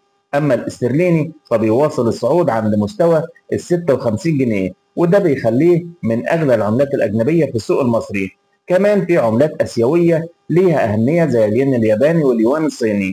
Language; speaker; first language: Arabic; native; Arabic